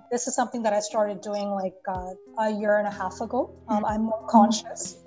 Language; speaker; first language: English; non-native, local second language; Bangla